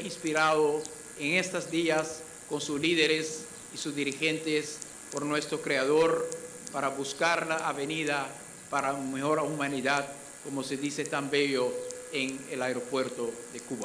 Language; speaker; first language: Spanish; non-native, fluent; Papiamento